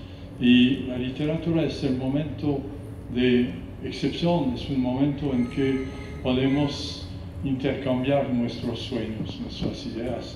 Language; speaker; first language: Spanish; non-native, fluent; French